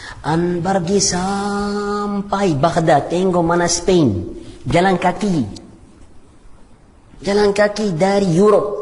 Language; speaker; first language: Indonesian; non-native, fluent; Arabic